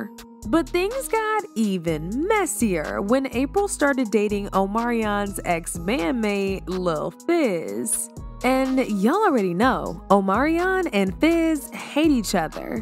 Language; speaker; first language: English; native; English